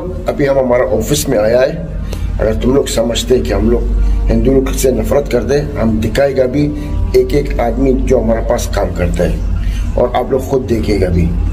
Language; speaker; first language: Hindi; non-native, learner; Arabic